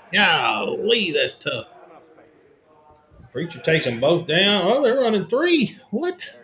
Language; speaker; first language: English; native; English